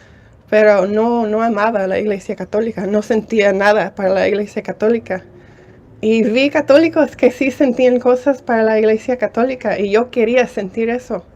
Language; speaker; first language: Spanish; non-native, fluent; English